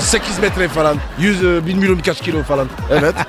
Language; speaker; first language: Turkish; non-native, learner; French